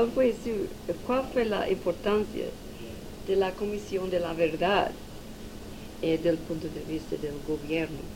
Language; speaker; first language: Spanish; non-native, learner; English